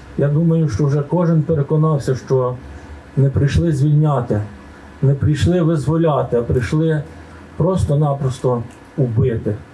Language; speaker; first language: Ukrainian; native; Ukrainian